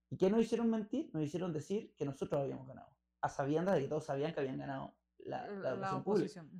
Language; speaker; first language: Spanish; native; Spanish